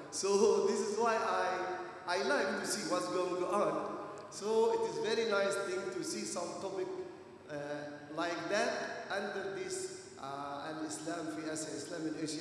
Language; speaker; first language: English; non-native, fluent; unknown